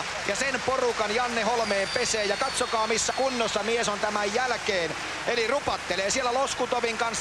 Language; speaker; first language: Finnish; native; Finnish